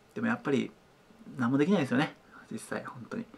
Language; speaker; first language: Japanese; native; Japanese